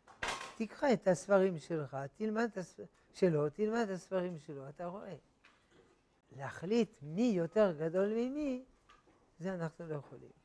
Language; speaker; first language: Hebrew; non-native, fluent; French